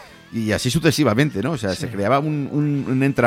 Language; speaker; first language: Spanish; native; Spanish